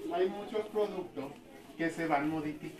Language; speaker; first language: Spanish; native; Spanish